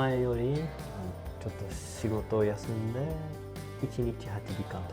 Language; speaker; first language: Japanese; non-native, fluent; Swedish